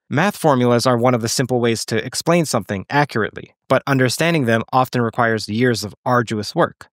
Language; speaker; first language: English; native; English